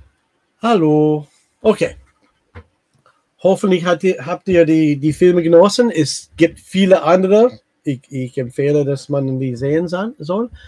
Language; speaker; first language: German; non-native, fluent; English